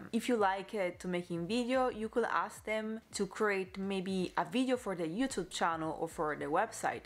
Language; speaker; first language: English; non-native, fluent; Italian